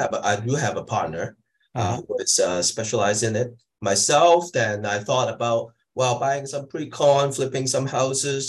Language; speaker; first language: English; non-native, local second language; Cantonese